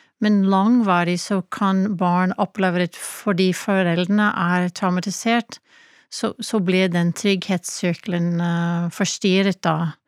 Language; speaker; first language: Norwegian; non-native, fluent; English